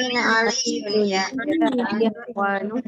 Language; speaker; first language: Arabic; non-native, learner; Indonesian